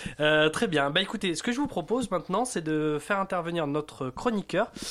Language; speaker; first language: French; native; French